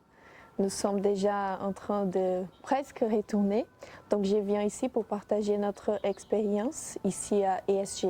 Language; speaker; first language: French; non-native, fluent; Portuguese